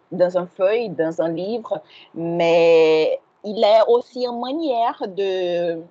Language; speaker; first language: French; non-native, fluent; Portuguese